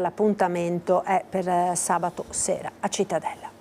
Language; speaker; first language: Italian; native; Italian